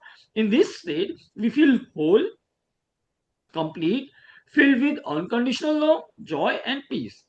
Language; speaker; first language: English; non-native, local second language; Hindi